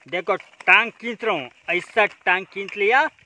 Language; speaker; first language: Hindi; non-native, local second language; Kannada